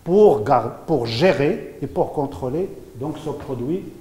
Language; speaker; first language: French; non-native, local second language; Arabic